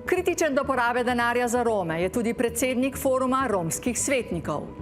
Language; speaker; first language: Slovenian; native; Slovenian